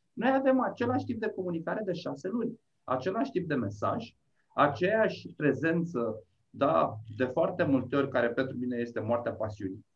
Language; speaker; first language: Romanian; native; Romanian